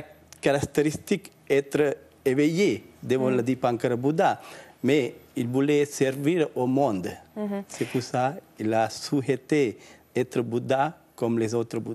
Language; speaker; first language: French; non-native, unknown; Sinhala